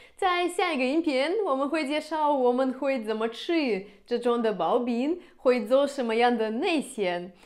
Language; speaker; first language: Chinese; non-native, fluent; Russian